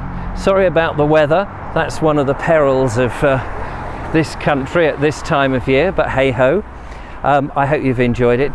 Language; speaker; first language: English; native; English